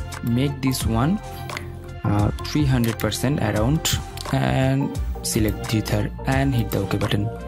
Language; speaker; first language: English; non-native, fluent; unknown